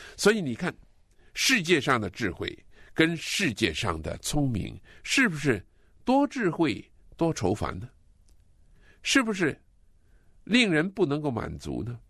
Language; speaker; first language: Chinese; native; Chinese